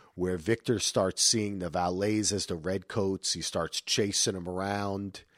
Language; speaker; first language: English; native; English